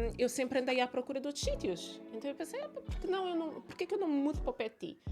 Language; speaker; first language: Portuguese; early bilingual, other home language; Italian